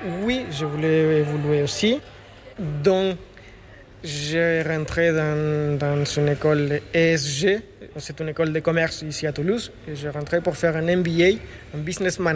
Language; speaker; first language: French; non-native, fluent; Spanish